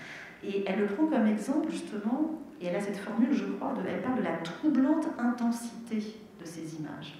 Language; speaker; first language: French; native; French